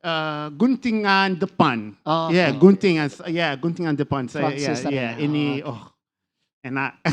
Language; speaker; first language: Indonesian; non-native, learner; English